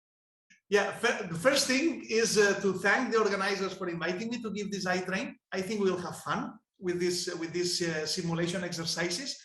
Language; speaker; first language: English; non-native, fluent; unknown